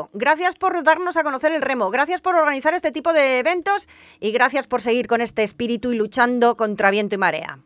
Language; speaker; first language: Spanish; native; Spanish